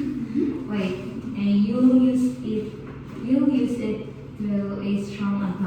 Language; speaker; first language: English; non-native, learner; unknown